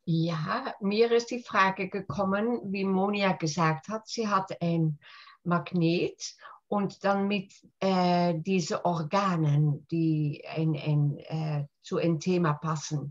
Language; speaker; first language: German; non-native, fluent; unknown